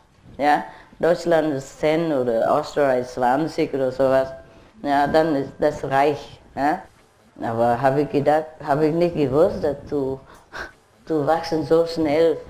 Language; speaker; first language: German; non-native, learner; Vietnamese